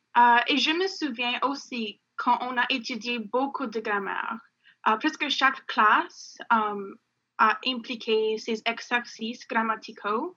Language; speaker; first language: French; non-native, local second language; English